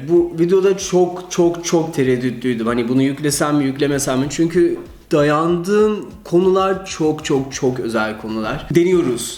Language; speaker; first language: Turkish; early bilingual, heritage; Turkish